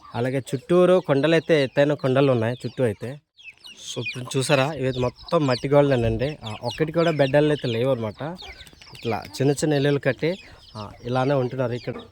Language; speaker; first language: Telugu; non-native, local second language; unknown